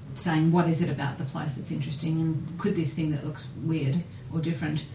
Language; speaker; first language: English; native; English